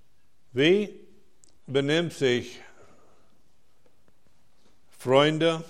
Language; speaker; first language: German; non-native, fluent; English